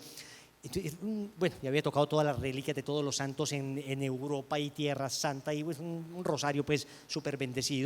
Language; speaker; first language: Spanish; native; Spanish